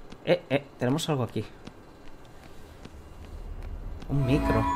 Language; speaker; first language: Spanish; native; Spanish